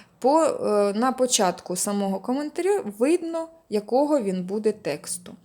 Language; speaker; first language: Ukrainian; non-native, local second language; Russian